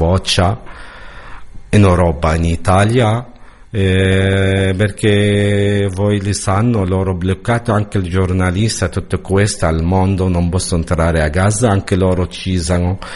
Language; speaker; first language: Italian; non-native, learner; Arabic